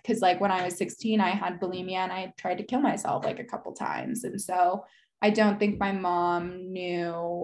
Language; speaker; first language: English; native; English